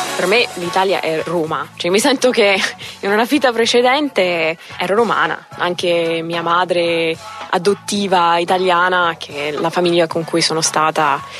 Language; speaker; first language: Italian; non-native, fluent; English